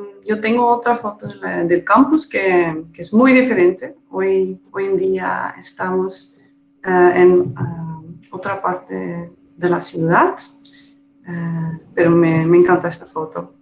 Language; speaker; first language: Spanish; non-native, fluent; Dutch